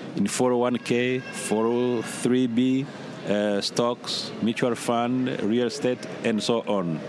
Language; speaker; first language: English; non-native, fluent; Rundi